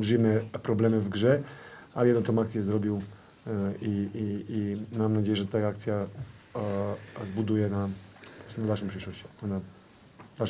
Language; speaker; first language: Polish; non-native, fluent; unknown